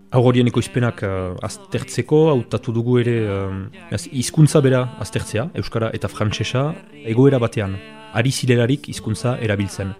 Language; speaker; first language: Basque; native; Basque